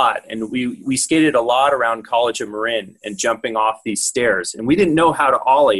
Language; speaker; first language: English; native; English